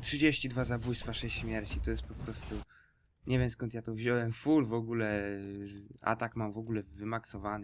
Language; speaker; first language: Polish; native; Polish